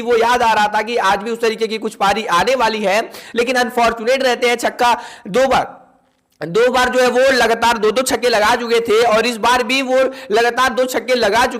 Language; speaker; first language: Hindi; native; Hindi